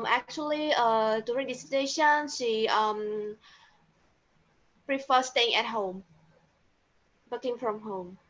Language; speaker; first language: English; non-native, learner; Khmer